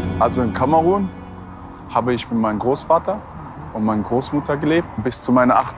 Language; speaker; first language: German; early bilingual, other home language; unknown